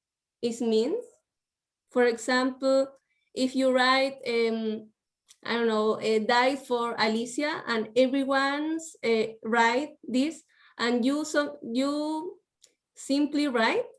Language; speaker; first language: English; non-native, learner; Spanish